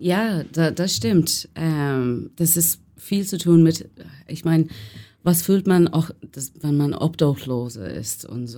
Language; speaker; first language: German; non-native, learner; English